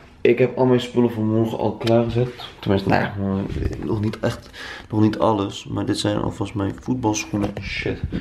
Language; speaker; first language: Dutch; early bilingual, other home language; Turkish